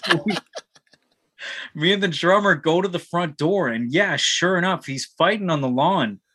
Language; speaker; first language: English; native; English